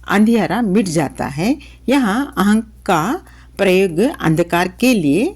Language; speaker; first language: Hindi; non-native, local second language; Telugu